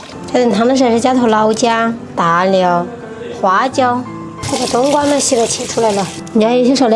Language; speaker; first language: Chinese; native; Chinese